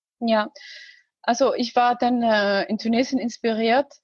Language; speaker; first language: German; non-native, learner; Arabic